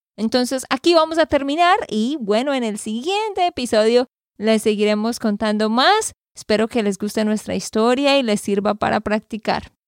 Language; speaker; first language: Spanish; native; Spanish